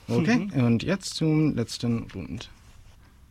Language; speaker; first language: German; non-native, learner; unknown